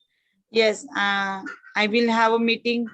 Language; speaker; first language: English; non-native, learner; Marathi